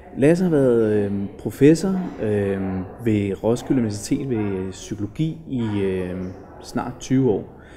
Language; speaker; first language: Danish; native; Danish